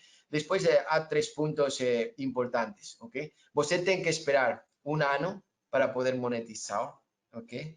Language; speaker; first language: Portuguese; non-native, learner; Spanish